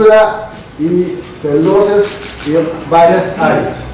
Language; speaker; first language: Spanish; non-native, fluent; Japanese